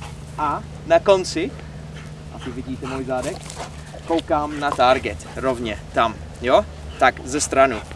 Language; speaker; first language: Czech; non-native, learner; English